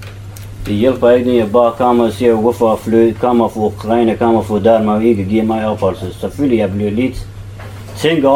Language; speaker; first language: Danish; non-native, learner; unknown